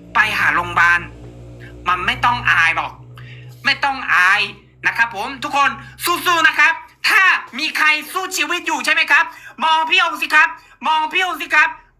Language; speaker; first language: Thai; non-native, fluent; Korean